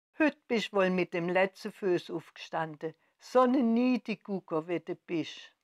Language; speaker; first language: German; native; German